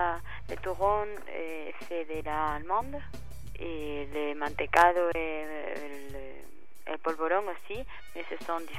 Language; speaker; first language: French; non-native, learner; Spanish